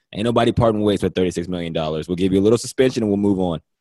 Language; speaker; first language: English; native; English